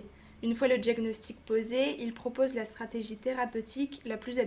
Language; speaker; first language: French; native; French